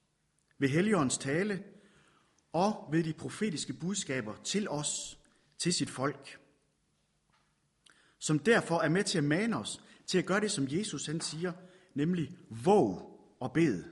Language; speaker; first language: Danish; native; Danish